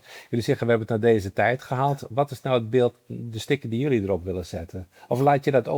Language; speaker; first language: Dutch; native; Dutch